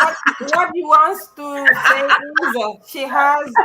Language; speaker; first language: English; non-native, learner; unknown